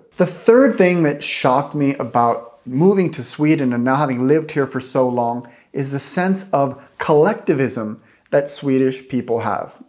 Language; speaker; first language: English; native; English